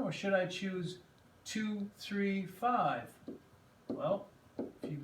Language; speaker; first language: English; native; English